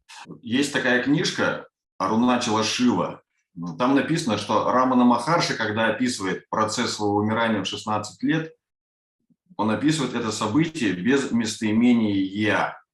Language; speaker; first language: Russian; native; Russian